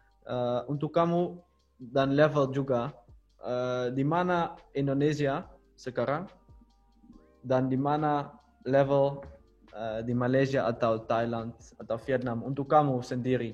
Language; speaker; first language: Indonesian; non-native, learner; Dutch